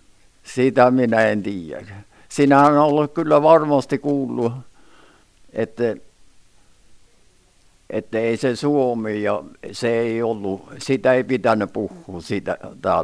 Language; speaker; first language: Finnish; early bilingual, heritage; Finnish